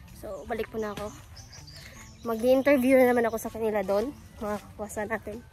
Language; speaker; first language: Filipino; non-native, local second language; Cebuano